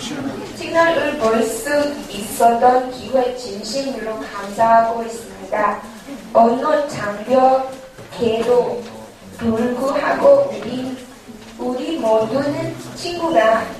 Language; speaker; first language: Korean; non-native, learner; English